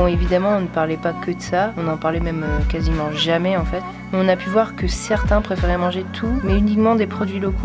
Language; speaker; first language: French; native; French